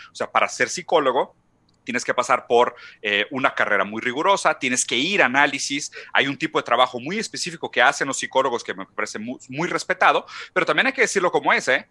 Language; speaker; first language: Spanish; non-native, fluent; Portuguese